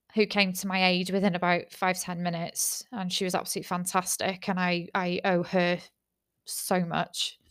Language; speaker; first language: English; native; English